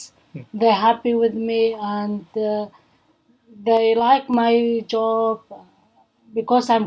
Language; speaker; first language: English; non-native, learner; Arabic